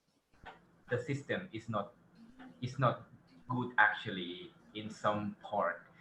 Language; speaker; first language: English; non-native, fluent; Thai